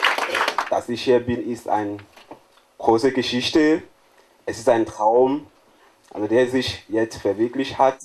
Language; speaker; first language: German; non-native, fluent; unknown